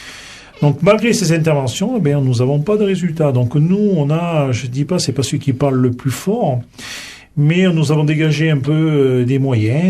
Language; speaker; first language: French; native; French